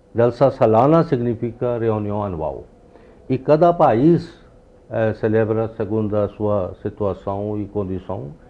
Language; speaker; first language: Portuguese; non-native, fluent; Urdu